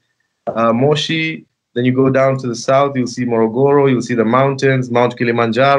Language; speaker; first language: English; non-native, local second language; Sinhala